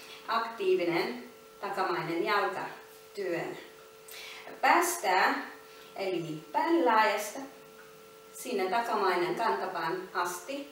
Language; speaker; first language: Finnish; non-native, learner; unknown